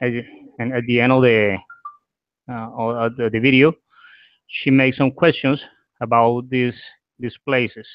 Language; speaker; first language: English; non-native, learner; Spanish